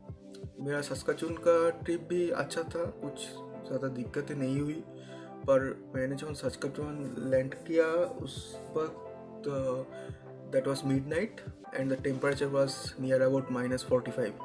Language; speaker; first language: Hindi; non-native, local second language; Bangla